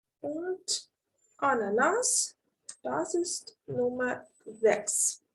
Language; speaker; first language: German; non-native, fluent; Ukrainian